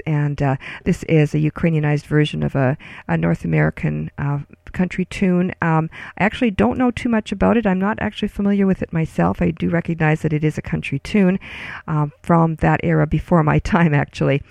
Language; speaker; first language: English; early bilingual, other home language; Ukrainian